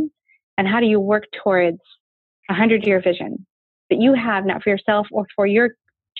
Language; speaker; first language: English; native; English